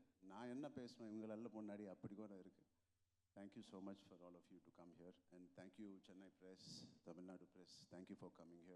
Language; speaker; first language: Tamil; non-native, local second language; Telugu